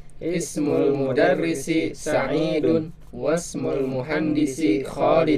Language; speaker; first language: Arabic; non-native, learner; Indonesian